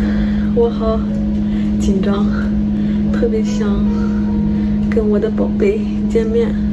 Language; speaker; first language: Chinese; non-native, fluent; French